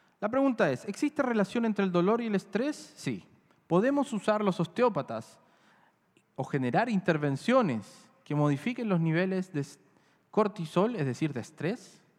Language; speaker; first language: Spanish; native; Spanish